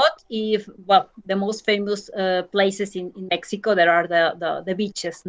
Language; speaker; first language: English; non-native, learner; Spanish